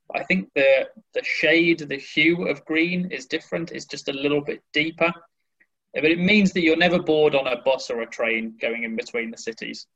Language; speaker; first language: English; native; English